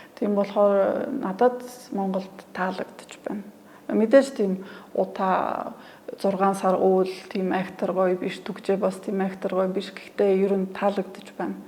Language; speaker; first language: Mongolian; non-native, fluent; Polish